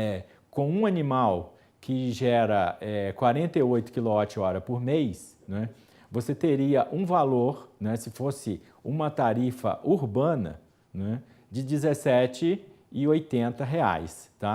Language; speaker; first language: Portuguese; native; Portuguese